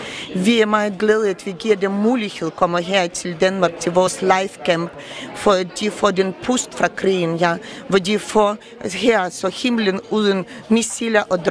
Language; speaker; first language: Danish; non-native, fluent; Ukrainian